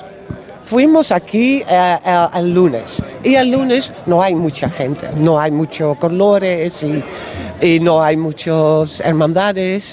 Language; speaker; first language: Spanish; non-native, learner; Dutch